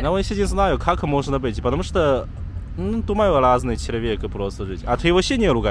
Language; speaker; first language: Russian; non-native, learner; Chinese